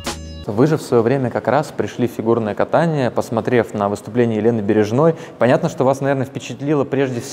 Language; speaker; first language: Russian; native; Russian